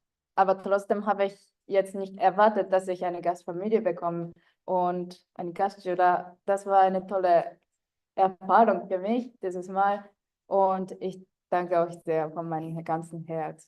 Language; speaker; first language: German; non-native, fluent; Japanese